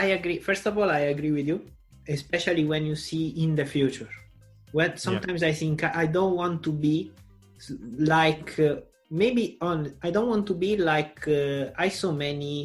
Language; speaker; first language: English; non-native, learner; Italian